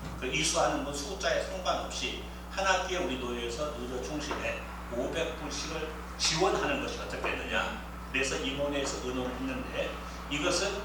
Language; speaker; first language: Korean; native; Korean